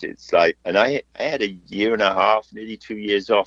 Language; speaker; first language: English; native; English